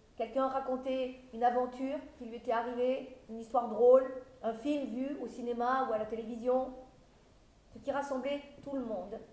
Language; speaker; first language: French; native; French